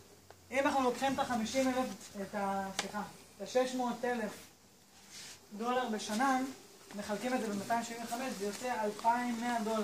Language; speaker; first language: Hebrew; native; Hebrew